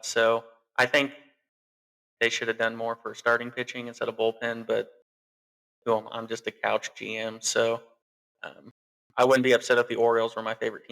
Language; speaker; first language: English; native; English